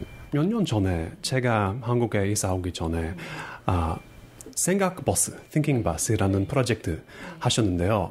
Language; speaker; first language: Korean; non-native, fluent; English